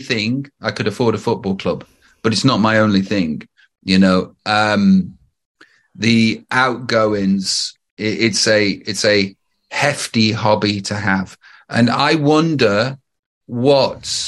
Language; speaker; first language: English; native; English